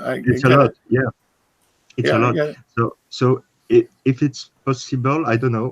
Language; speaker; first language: English; non-native, learner; French